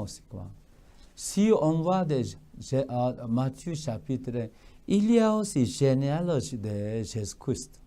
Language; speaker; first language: French; non-native, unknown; Korean